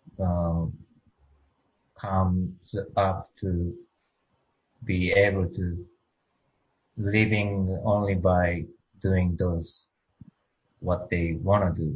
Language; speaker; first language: English; non-native, learner; Japanese